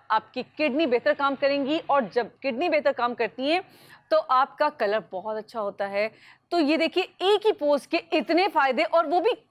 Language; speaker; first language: Urdu; native; Urdu